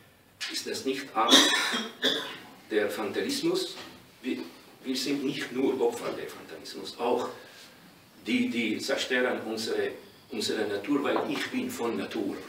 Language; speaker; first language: German; non-native, learner; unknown